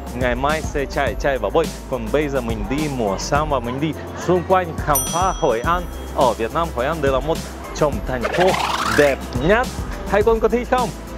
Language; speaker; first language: Vietnamese; non-native, learner; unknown